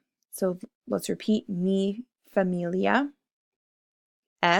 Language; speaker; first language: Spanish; non-native, fluent; English